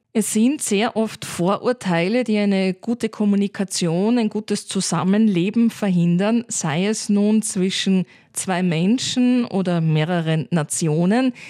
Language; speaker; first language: German; native; German